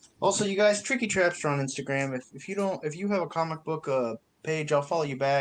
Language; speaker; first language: English; native; English